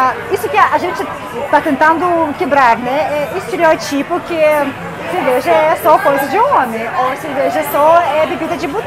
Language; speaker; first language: Portuguese; non-native, fluent; Russian